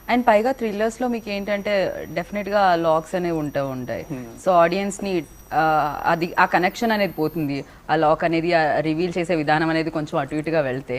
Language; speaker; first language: Telugu; native; Telugu